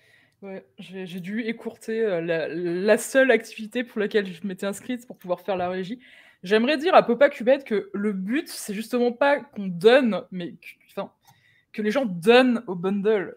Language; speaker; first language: French; native; French